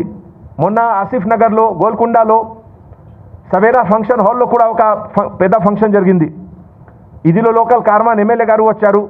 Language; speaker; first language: Telugu; non-native, local second language; Hindi